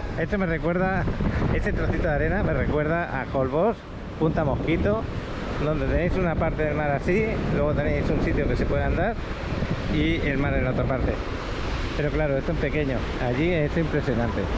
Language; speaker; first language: Spanish; native; Spanish